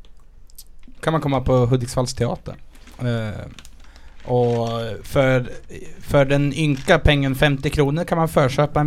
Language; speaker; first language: Swedish; native; Swedish